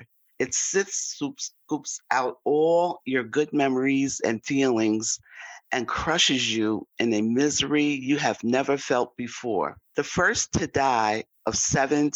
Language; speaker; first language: English; native; English